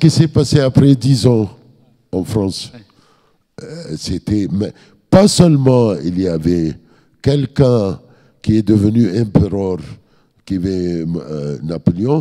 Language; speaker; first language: French; non-native, fluent; Arabic